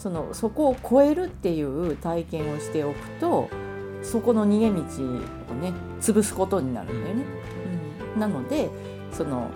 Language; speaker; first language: Japanese; native; Japanese